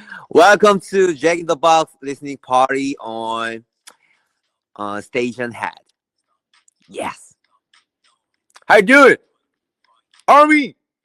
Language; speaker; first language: English; non-native, learner; Korean